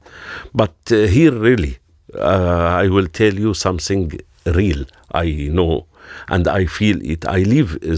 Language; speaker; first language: English; non-native, learner; Arabic